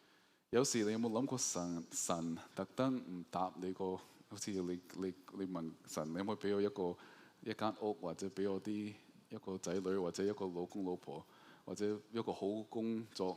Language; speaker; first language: Cantonese; early bilingual, heritage; Cantonese